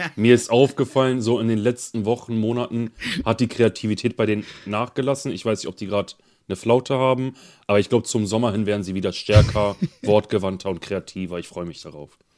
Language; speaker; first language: German; early bilingual, other home language; Kurdish